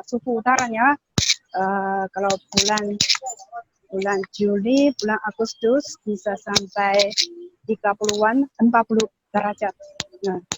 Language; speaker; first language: Indonesian; non-native, learner; Chinese